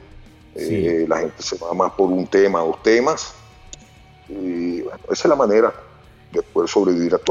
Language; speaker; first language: Spanish; native; Spanish